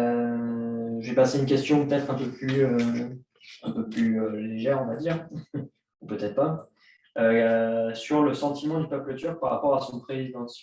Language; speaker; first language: French; native; French